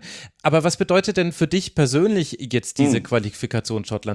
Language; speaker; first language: German; native; German